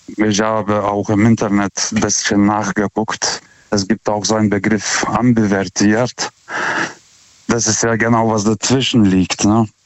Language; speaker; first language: German; non-native, fluent; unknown